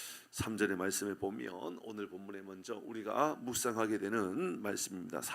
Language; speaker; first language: Korean; native; Korean